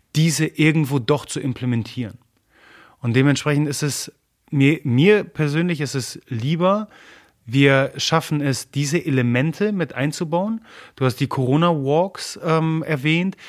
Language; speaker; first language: German; early bilingual, other home language; Polish